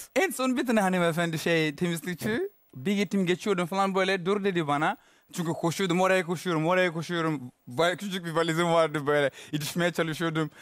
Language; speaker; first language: Turkish; non-native, fluent; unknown